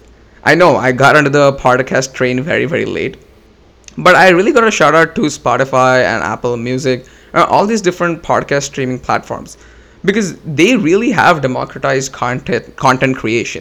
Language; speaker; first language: English; non-native, local second language; Hindi